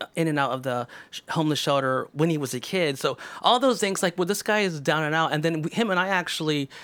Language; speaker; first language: English; native; English